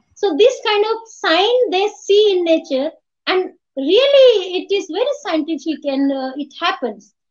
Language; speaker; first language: English; non-native, local second language; Hindi